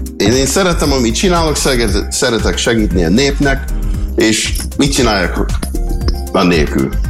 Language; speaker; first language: Hungarian; early bilingual, heritage; Hungarian